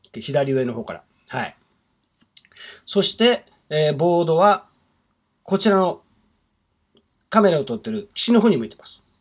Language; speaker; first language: Japanese; native; Japanese